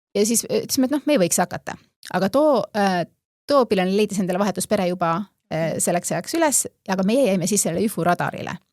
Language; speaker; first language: Estonian; native; Estonian